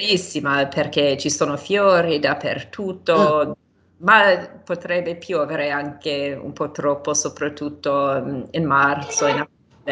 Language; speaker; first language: Italian; non-native, fluent; English